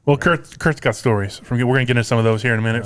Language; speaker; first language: English; native; English